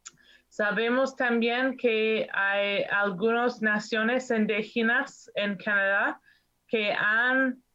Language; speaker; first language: Spanish; non-native, fluent; English